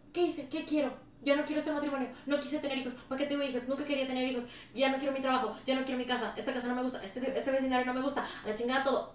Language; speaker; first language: Spanish; early bilingual, heritage; Spanish